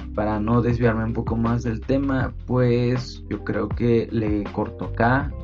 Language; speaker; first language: Spanish; native; Spanish